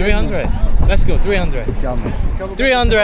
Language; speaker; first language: English; non-native, learner; Korean